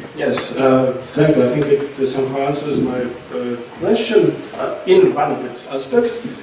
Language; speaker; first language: English; non-native, fluent; Russian